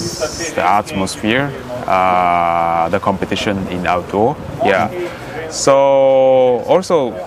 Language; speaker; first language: English; non-native, learner; Japanese